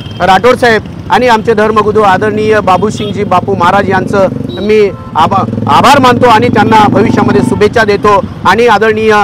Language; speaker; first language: Marathi; non-native, local second language; Lambadi